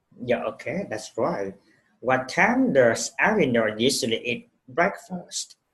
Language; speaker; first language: English; non-native, fluent; Vietnamese